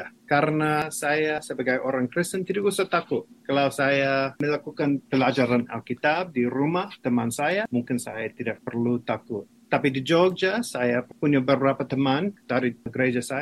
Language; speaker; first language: Indonesian; non-native, fluent; English